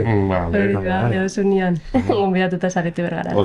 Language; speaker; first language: Basque; native; Basque